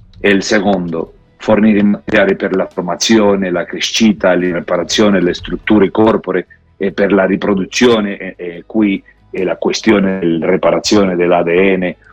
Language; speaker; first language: Italian; non-native, learner; Spanish